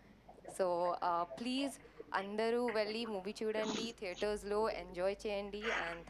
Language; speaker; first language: Telugu; non-native, learner; Kannada